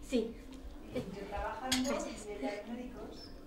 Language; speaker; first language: Spanish; non-native, learner; English